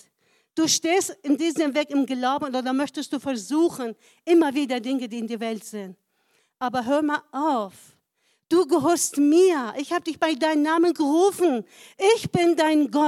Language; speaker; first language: German; non-native, fluent; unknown